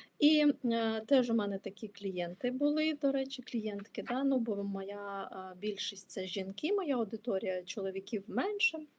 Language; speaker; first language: Ukrainian; non-native, local second language; Russian